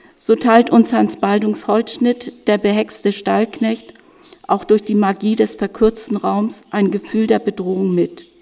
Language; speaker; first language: German; native; German